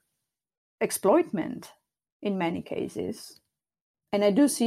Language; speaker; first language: English; non-native, fluent; Sardinian